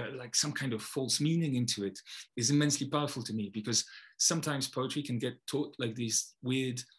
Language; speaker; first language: English; non-native, fluent; Polish